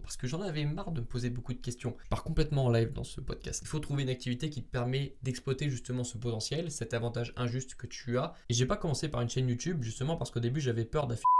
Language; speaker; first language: French; native; French